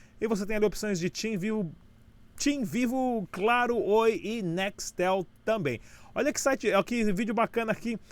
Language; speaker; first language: Portuguese; native; Portuguese